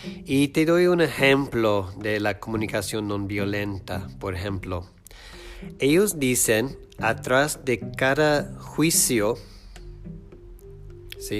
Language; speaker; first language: Spanish; non-native, fluent; English